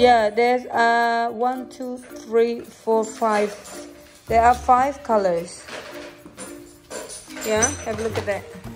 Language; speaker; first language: English; non-native, fluent; Indonesian